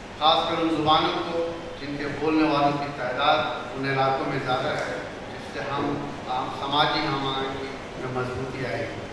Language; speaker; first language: Urdu; native; Urdu